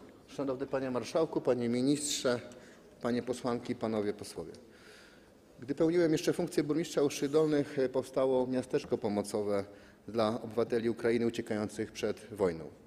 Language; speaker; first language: Polish; native; Polish